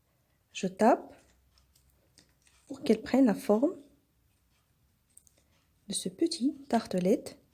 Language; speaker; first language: French; non-native, local second language; Arabic